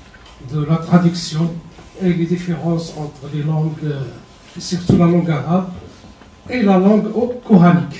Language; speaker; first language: French; non-native, learner; Arabic